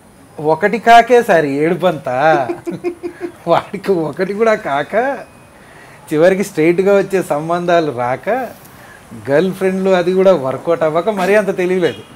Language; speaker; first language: Telugu; native; Telugu